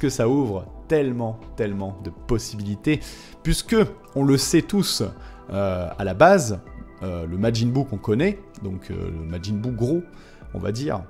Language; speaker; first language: French; native; French